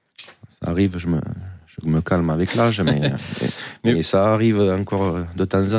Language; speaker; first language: French; native; French